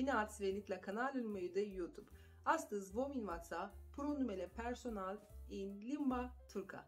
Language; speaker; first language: Romanian; non-native, fluent; Turkish